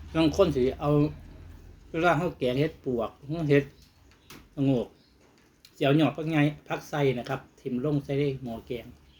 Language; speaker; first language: Thai; native; Thai